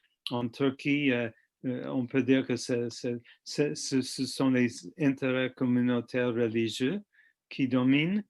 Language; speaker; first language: French; non-native, fluent; English